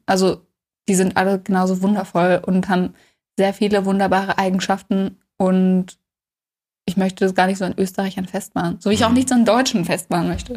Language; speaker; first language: German; native; German